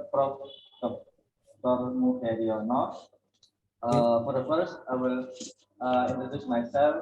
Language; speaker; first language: English; non-native, local second language; Indonesian